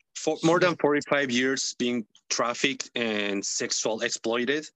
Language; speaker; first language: English; non-native, fluent; Spanish